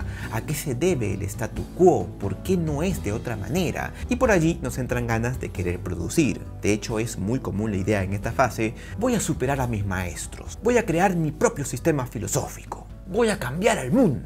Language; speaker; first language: Spanish; native; Spanish